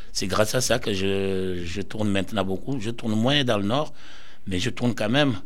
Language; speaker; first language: French; non-native, local second language; Soninke